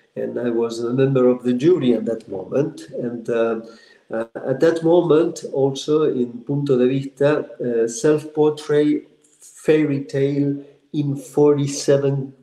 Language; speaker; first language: English; non-native, fluent; Spanish